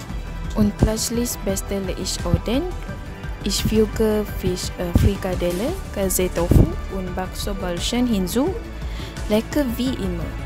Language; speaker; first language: German; non-native, learner; Malay